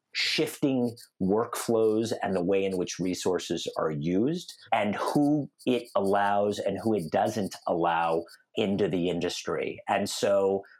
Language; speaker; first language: English; native; English